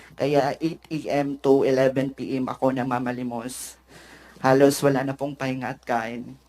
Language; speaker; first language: Filipino; native; Filipino